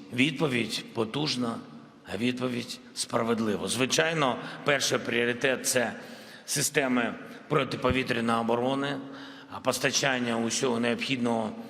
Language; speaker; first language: Ukrainian; non-native, local second language; Russian